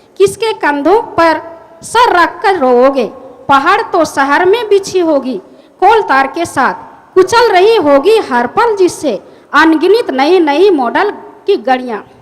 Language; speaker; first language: Hindi; non-native, local second language; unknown